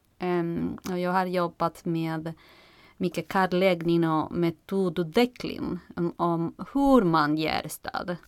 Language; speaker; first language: Swedish; non-native, fluent; Spanish